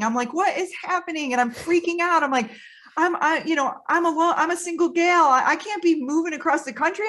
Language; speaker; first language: English; native; English